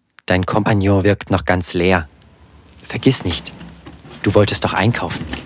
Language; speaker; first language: German; native; German